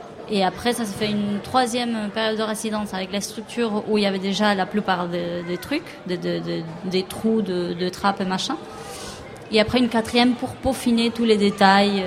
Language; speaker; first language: French; non-native, fluent; Spanish